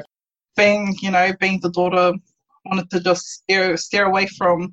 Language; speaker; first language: English; native; English